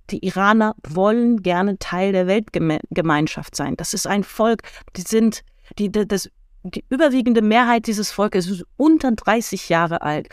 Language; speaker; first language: German; early bilingual, heritage; German